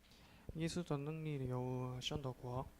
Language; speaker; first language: Chinese; non-native, learner; Korean